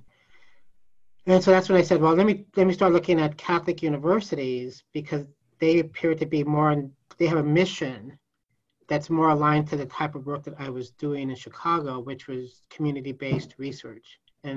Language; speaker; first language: English; native; English